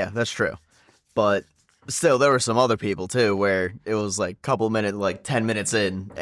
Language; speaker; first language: English; native; English